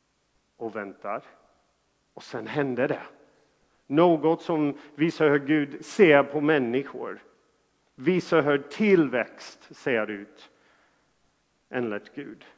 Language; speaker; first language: Swedish; non-native, fluent; English